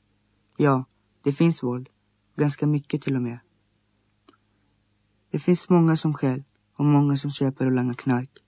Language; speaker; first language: Swedish; early bilingual, other home language; Greek